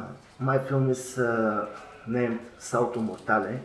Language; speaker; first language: English; non-native, learner; Bulgarian